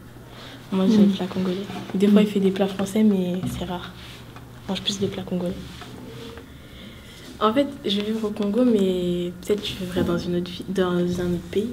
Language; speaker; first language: French; native; French